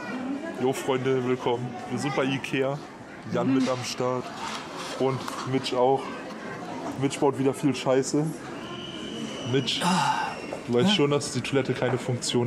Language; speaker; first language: German; native; German